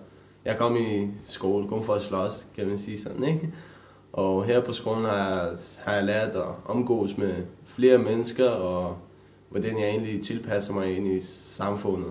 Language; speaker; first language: Danish; early bilingual, other home language; Romanian